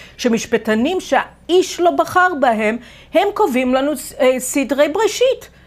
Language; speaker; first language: Hebrew; non-native, fluent; English